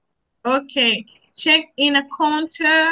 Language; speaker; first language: English; non-native, learner; Spanish